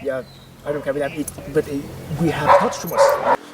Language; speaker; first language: English; non-native, learner; Vietnamese